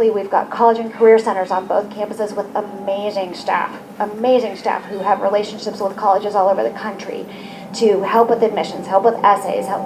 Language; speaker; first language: English; native; English